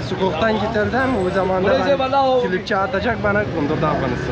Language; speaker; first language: Turkish; non-native, learner; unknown